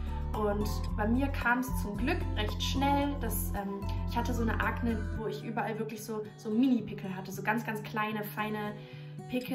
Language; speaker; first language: German; native; German